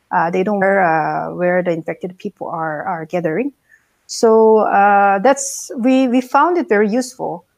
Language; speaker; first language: English; non-native, fluent; Korean